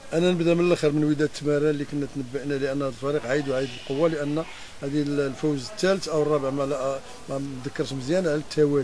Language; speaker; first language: Arabic; native; Arabic